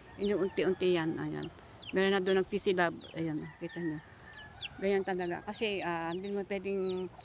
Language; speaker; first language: Filipino; native; Filipino